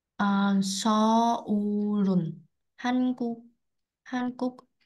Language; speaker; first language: Korean; non-native, learner; Vietnamese